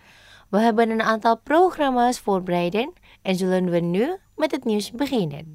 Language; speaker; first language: Dutch; non-native, fluent; Indonesian